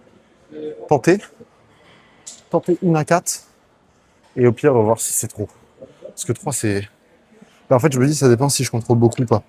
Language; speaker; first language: French; native; French